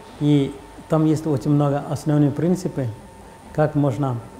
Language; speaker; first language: Russian; non-native, learner; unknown